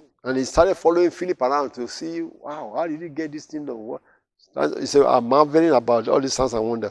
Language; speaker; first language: English; non-native, local second language; Yoruba